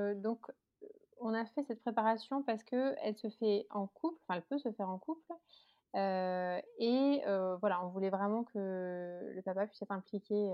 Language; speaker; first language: French; native; French